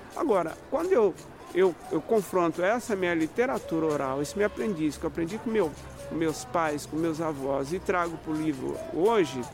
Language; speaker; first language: Portuguese; native; Portuguese